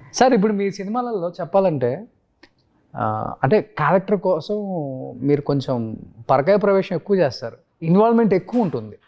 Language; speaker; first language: Telugu; native; Telugu